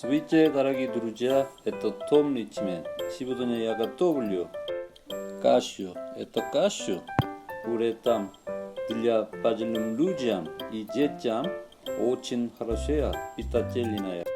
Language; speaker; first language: Russian; non-native, learner; Korean